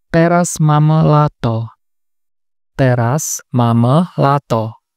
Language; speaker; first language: Polish; non-native, learner; Indonesian